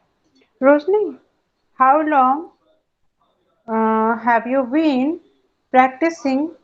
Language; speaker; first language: English; non-native, learner; Hindi